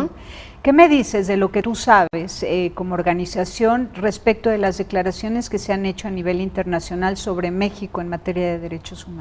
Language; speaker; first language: Spanish; native; Spanish